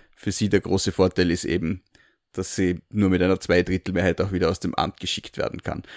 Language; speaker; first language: German; native; German